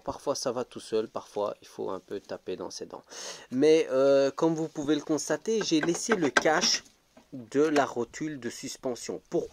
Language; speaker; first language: French; native; French